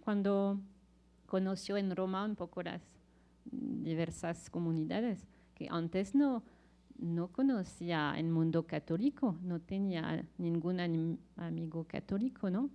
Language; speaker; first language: Spanish; non-native, fluent; French